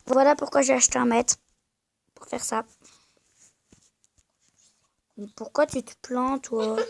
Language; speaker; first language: French; native; French